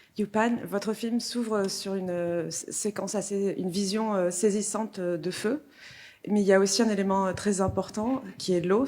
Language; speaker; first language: French; native; French